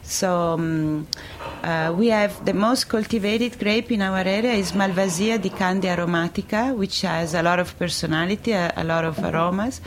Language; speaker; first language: English; non-native, fluent; Italian